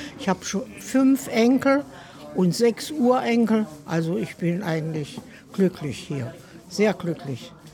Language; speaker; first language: German; native; German